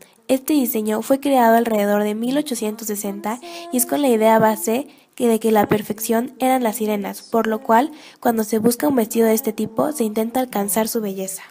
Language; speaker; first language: Spanish; native; Spanish